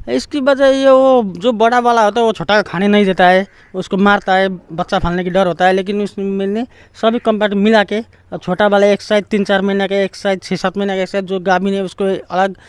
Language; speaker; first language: Hindi; non-native, local second language; Nepali